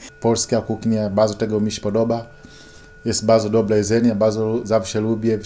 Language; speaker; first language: Polish; non-native, learner; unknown